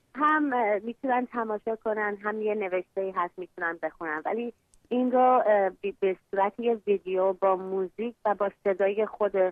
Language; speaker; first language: Persian; early bilingual, heritage; Persian